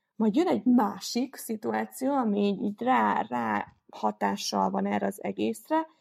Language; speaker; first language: Hungarian; native; Hungarian